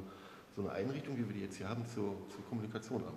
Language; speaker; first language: German; native; German